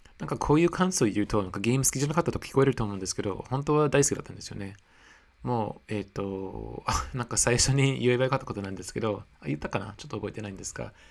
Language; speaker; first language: Japanese; non-native, fluent; English